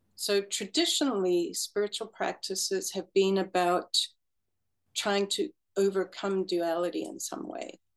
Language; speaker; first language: English; native; English